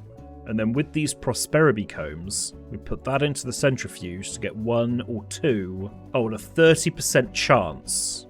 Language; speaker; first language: English; native; English